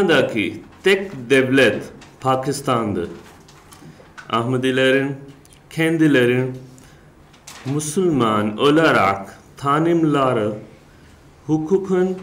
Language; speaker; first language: Turkish; non-native, learner; Urdu